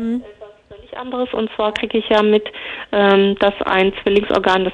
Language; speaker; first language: German; native; German